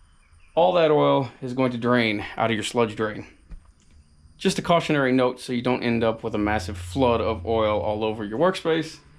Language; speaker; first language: English; native; English